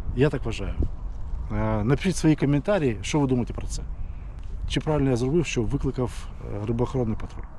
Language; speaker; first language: Ukrainian; non-native, local second language; Russian